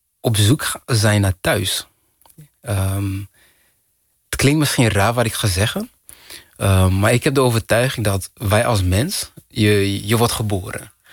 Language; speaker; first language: Dutch; non-native, fluent; Kinyarwanda